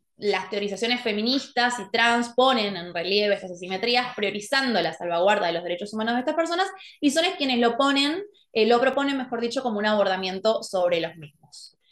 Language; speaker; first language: Spanish; native; Spanish